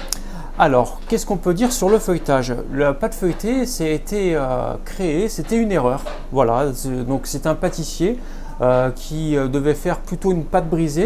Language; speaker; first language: French; native; French